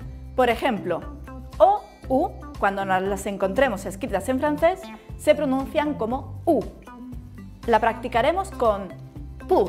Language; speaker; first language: Spanish; native; Spanish